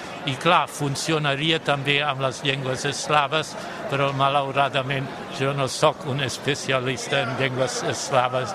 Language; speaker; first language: Catalan; non-native, fluent; German